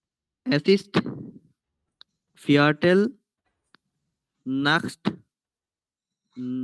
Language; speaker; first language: German; non-native, learner; Bangla